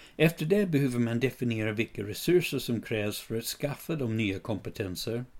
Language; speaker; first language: Swedish; non-native, fluent; English